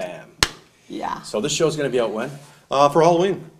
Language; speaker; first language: English; native; English